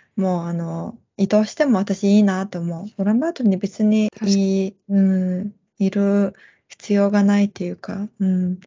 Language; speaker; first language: Japanese; non-native, fluent; Mongolian